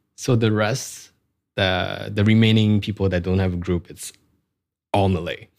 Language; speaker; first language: English; non-native, local second language; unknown